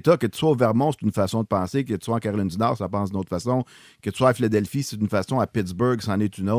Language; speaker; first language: French; native; French